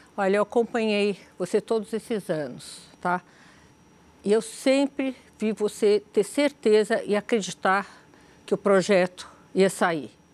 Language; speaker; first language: Portuguese; native; Portuguese